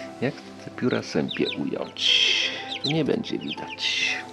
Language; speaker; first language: Polish; native; Polish